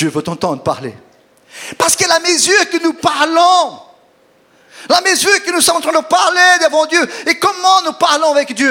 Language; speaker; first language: French; non-native, fluent; Portuguese